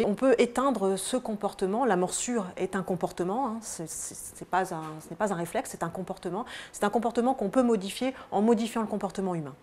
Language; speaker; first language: French; native; French